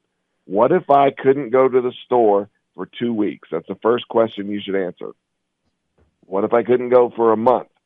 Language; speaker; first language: English; native; English